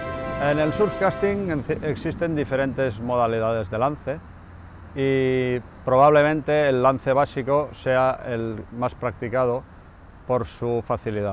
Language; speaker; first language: Spanish; native; Spanish